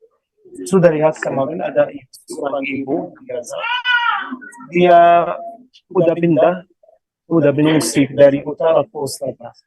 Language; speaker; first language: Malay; non-native, learner; Arabic